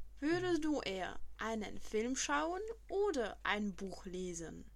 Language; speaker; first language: German; non-native, fluent; Czech